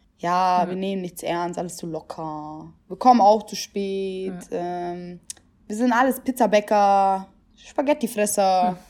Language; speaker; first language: German; early bilingual, other home language; Italian